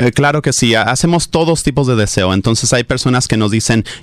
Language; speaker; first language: Spanish; early bilingual, heritage; Spanish